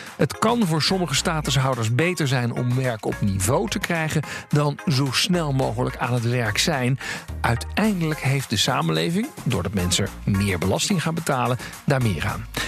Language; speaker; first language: Dutch; native; Dutch